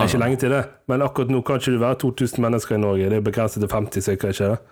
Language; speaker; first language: Norwegian; native; Norwegian